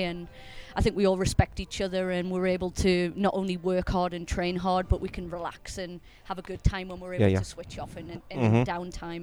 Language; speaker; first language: English; native; English